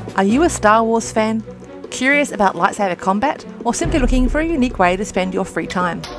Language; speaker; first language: English; native; English